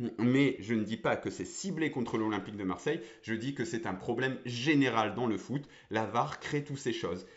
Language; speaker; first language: French; native; French